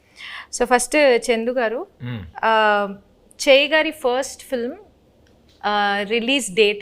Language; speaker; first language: Telugu; native; Telugu